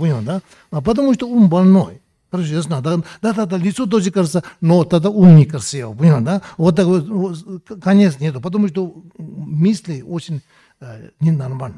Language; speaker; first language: Russian; non-native, learner; Tibetan